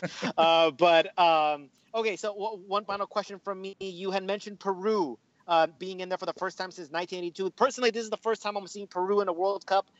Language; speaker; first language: English; early bilingual, other home language; Spanish